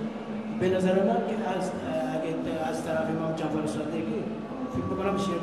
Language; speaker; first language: Persian; non-native, learner; Malagasy